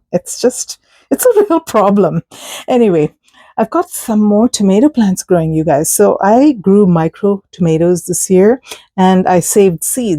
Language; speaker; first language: English; native; English